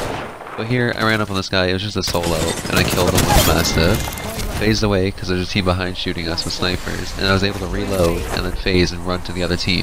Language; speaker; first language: English; native; English